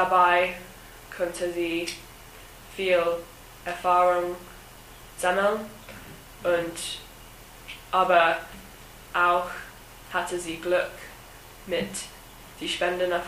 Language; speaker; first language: German; non-native, learner; English